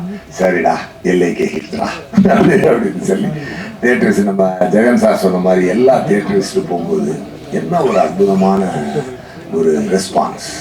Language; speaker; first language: Tamil; native; Tamil